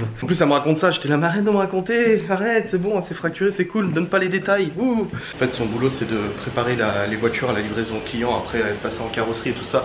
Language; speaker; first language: French; native; French